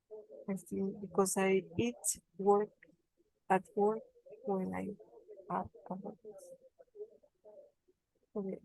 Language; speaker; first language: English; non-native, learner; Spanish